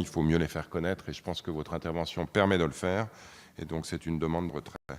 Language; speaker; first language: French; native; French